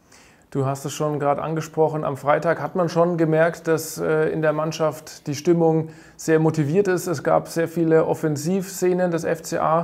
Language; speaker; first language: German; native; German